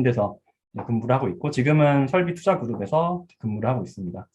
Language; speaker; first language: Korean; early bilingual, heritage; Korean